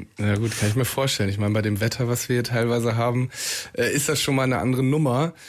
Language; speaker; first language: German; native; German